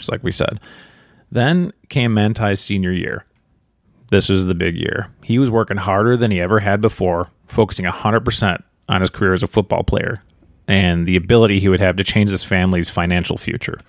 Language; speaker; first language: English; native; English